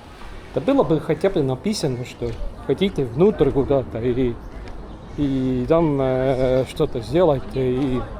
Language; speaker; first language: Russian; non-native, local second language; Estonian